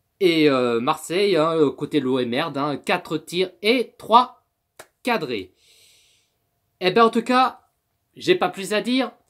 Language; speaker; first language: French; native; French